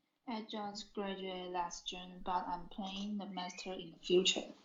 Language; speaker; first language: English; non-native, learner; Chinese